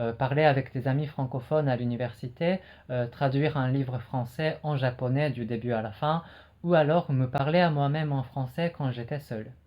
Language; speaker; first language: French; non-native, fluent; Japanese